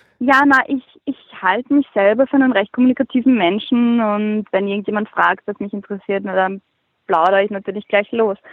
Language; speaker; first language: German; native; German